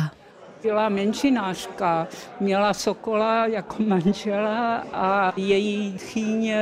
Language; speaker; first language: Czech; early bilingual, heritage; Czech